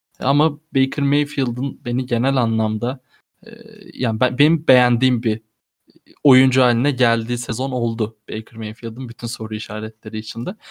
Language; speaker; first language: Turkish; native; Turkish